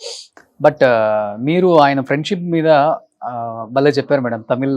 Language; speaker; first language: Telugu; native; Telugu